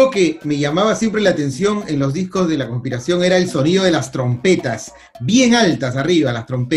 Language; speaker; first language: Spanish; native; Spanish